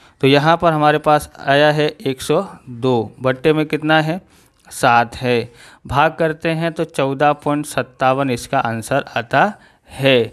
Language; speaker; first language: Hindi; non-native, local second language; Gujarati